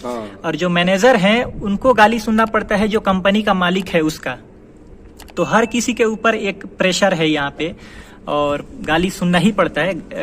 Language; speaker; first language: Hindi; native; Hindi